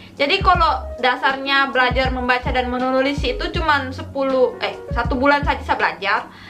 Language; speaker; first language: Indonesian; native; Indonesian